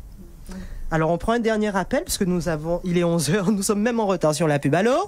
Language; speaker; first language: French; native; French